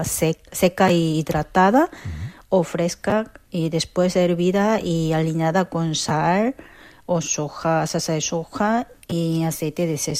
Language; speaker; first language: Spanish; non-native, learner; Korean